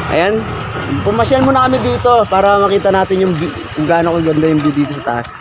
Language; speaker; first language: Filipino; native; Filipino